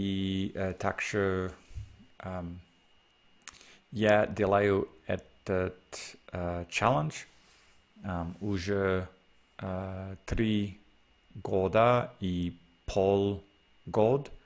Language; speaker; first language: Russian; non-native, learner; English